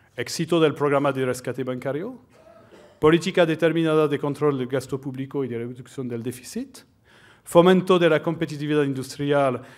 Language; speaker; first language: Spanish; non-native, fluent; French